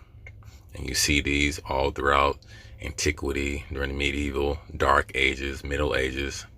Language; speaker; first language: English; native; English